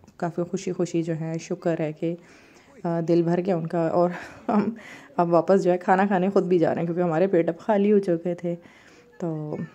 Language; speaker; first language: Urdu; native; Urdu